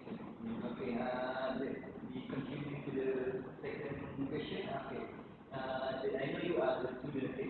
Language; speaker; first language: English; non-native, local second language; Malay